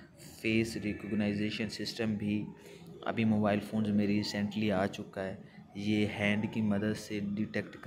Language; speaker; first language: Hindi; non-native, local second language; Punjabi